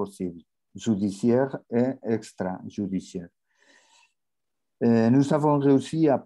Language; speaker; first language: French; non-native, learner; Spanish